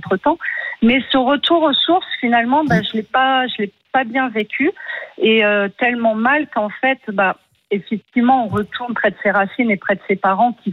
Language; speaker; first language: French; native; French